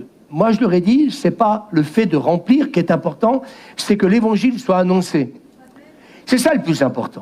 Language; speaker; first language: French; native; French